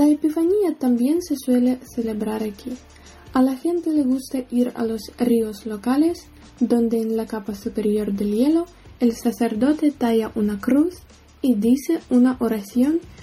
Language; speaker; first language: Spanish; non-native, learner; Ukrainian